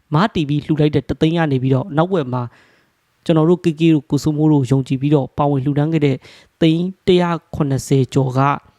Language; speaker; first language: Burmese; native; Burmese